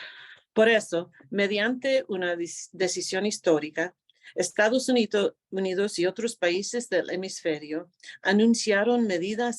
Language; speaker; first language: Spanish; non-native, fluent; English